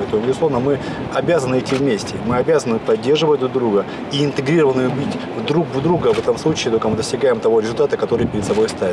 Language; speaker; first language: Russian; native; Russian